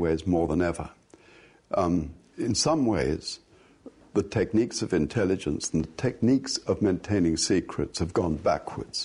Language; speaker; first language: English; native; English